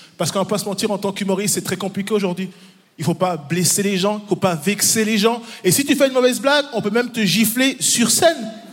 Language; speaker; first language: French; early bilingual, other home language; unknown